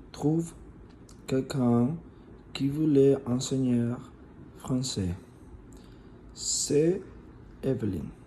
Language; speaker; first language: French; non-native, learner; Spanish